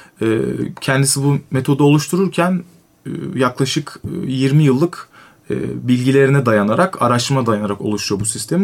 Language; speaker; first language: Turkish; native; Turkish